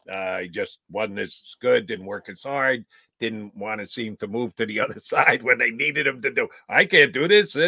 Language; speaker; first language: English; native; English